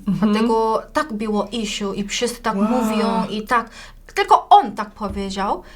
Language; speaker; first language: Polish; non-native, fluent; Korean